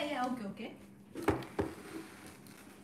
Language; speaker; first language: English; non-native, learner; Japanese